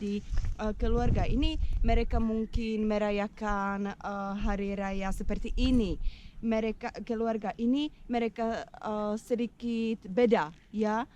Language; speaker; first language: Indonesian; non-native, learner; Czech